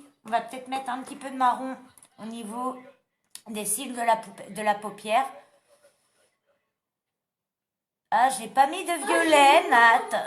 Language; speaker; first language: French; native; French